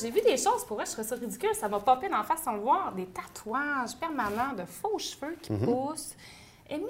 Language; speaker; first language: French; native; French